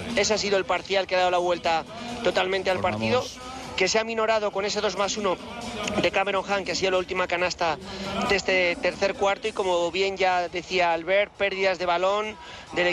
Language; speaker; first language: Spanish; native; Spanish